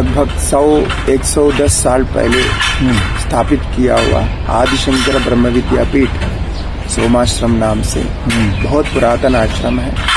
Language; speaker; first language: Hindi; non-native, local second language; Malayalam